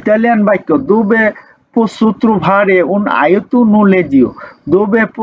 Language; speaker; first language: Italian; non-native, learner; Bangla